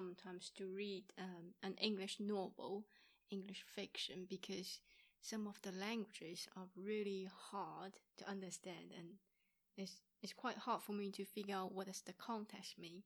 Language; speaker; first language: English; non-native, fluent; Chinese